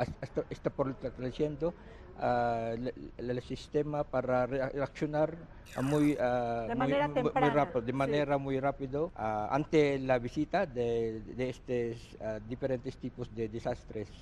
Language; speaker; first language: Spanish; non-native, learner; Filipino